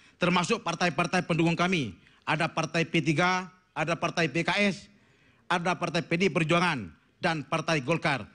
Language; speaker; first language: Indonesian; non-native, local second language; Madurese